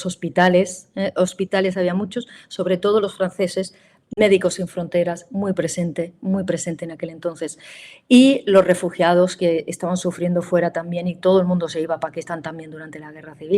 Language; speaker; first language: Spanish; native; Spanish